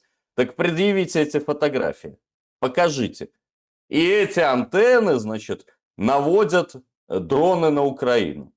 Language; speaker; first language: Russian; native; Russian